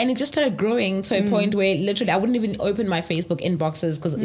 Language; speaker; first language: English; non-native, local second language; Zulu